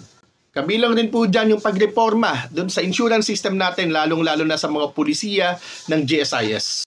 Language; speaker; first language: Filipino; native; Filipino